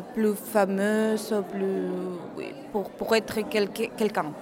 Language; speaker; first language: French; non-native, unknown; Spanish